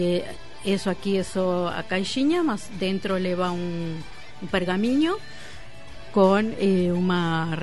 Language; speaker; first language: Portuguese; non-native, fluent; Spanish